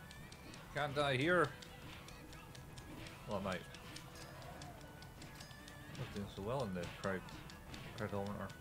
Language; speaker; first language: English; native; English